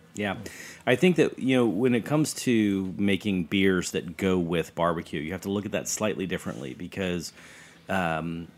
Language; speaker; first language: English; native; English